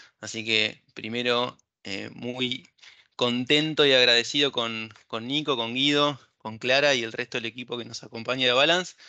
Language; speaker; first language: Spanish; native; Spanish